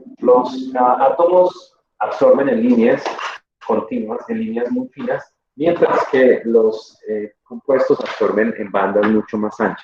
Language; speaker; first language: Spanish; native; Spanish